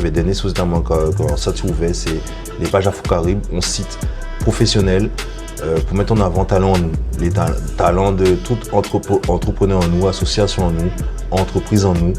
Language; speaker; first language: French; non-native, local second language; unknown